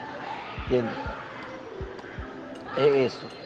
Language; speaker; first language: Spanish; non-native, local second language; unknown